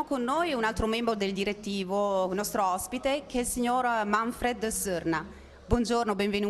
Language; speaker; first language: Italian; native; Italian